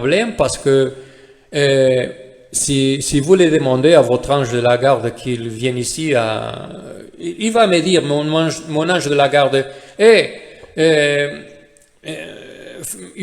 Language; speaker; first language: French; non-native, fluent; Spanish